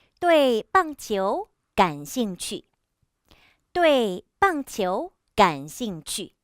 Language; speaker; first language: Chinese; non-native, fluent; Korean